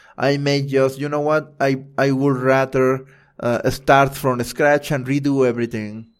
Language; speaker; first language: English; non-native, fluent; Spanish